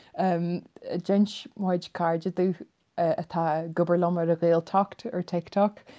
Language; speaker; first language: Irish; native; Irish